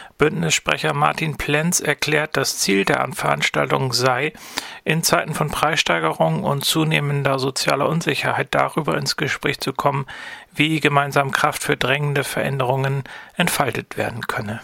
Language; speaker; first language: German; native; German